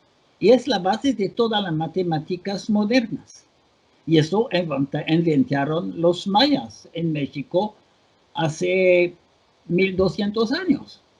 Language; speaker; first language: Spanish; non-native, fluent; French